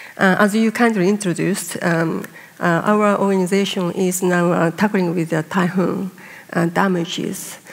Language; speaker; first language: English; non-native, fluent; Japanese